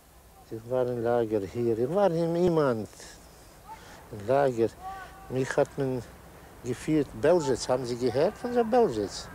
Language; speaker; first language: German; non-native, learner; Yiddish